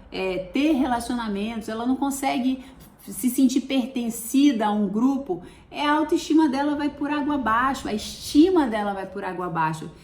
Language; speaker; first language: Portuguese; native; Portuguese